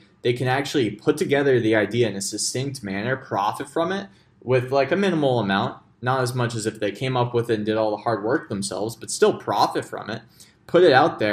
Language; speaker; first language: English; native; English